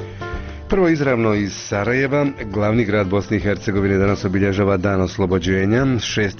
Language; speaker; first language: Croatian; native; Croatian